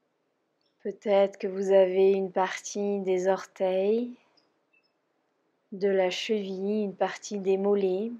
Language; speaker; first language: French; native; French